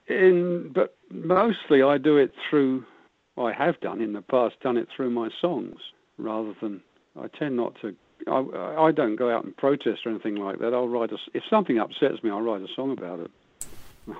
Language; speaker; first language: English; native; English